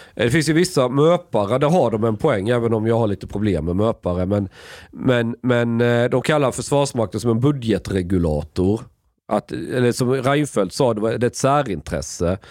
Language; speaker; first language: Swedish; native; Swedish